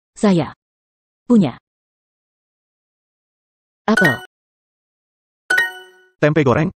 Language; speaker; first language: Indonesian; non-native, learner; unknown